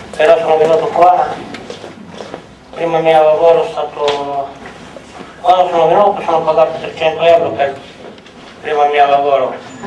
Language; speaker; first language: Italian; non-native, learner; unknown